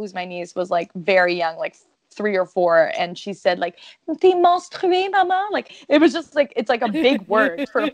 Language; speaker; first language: English; non-native, fluent; French